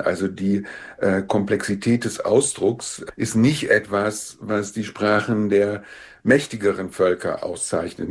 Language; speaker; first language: German; native; German